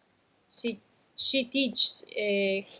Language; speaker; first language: English; non-native, learner; Spanish